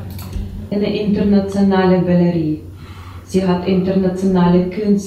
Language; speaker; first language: German; non-native, learner; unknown